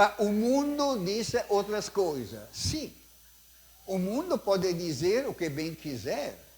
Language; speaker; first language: Portuguese; non-native, fluent; Italian